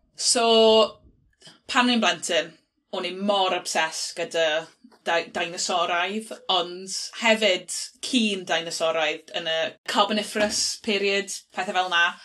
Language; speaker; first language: Welsh; non-native, local second language; English